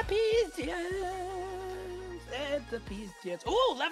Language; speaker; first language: Russian; non-native, learner; English